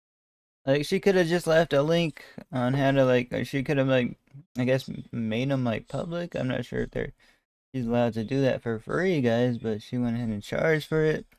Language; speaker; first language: English; native; English